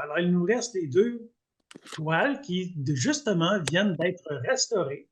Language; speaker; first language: French; native; French